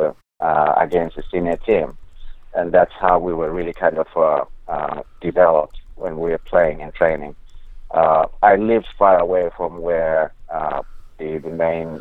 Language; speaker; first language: English; non-native, local second language; North Ndebele